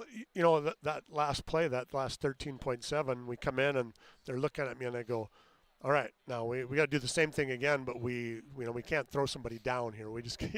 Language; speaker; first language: English; native; English